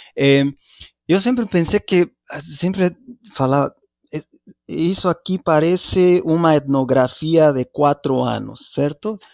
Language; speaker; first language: Portuguese; non-native, fluent; Spanish